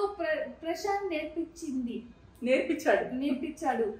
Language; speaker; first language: Telugu; non-native, learner; Kannada